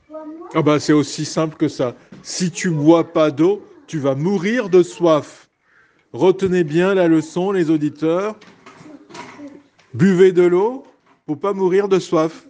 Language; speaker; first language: French; native; French